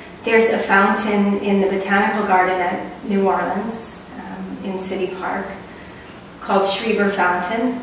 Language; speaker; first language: English; native; English